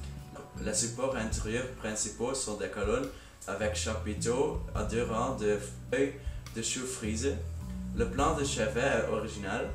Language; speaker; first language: French; non-native, learner; Dutch